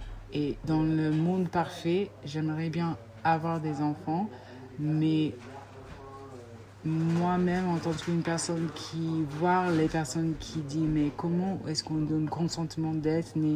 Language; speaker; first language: French; non-native, fluent; English